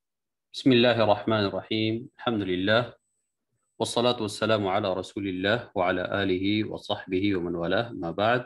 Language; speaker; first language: Arabic; non-native, fluent; Urdu